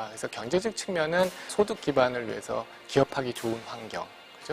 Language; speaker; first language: Korean; native; Korean